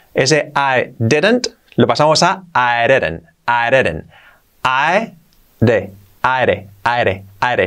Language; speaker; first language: English; non-native, fluent; Spanish